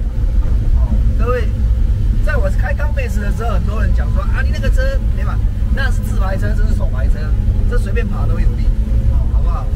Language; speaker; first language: Chinese; native; Chinese